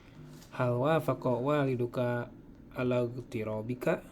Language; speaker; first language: Arabic; non-native, learner; Indonesian